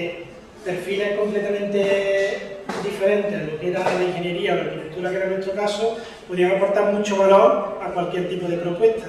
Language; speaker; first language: Spanish; native; Spanish